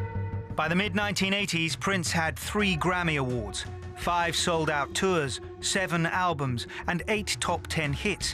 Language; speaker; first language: English; native; English